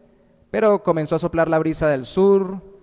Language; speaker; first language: Spanish; native; Spanish